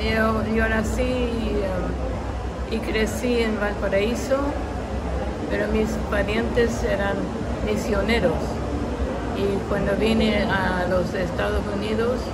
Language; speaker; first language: Spanish; non-native, local second language; English